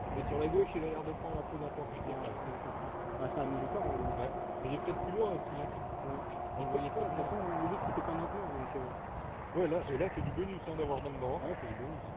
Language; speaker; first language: French; native; French